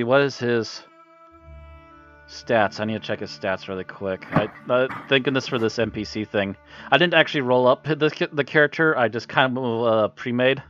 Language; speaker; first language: English; native; English